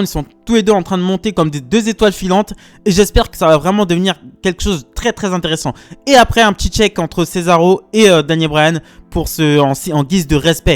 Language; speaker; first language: French; native; French